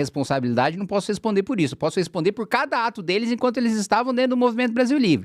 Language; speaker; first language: Portuguese; native; Portuguese